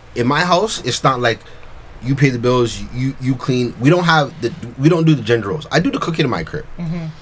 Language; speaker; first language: English; early bilingual, other home language; Yoruba